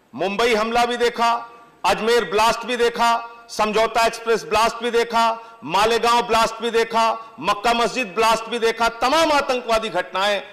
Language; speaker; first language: Hindi; native; Hindi